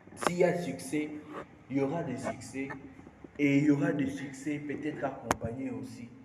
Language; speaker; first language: French; non-native, local second language; Swahili